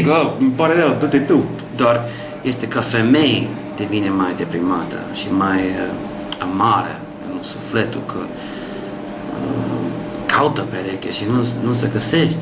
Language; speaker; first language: Romanian; non-native, learner; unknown